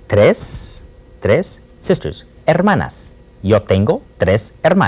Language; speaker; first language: Spanish; non-native, fluent; English